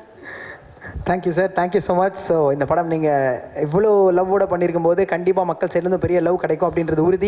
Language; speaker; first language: Tamil; native; Tamil